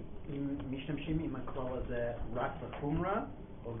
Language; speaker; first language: Hebrew; non-native, learner; English